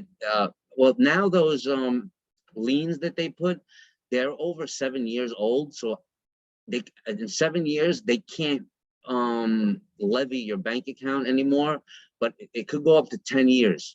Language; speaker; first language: English; native; English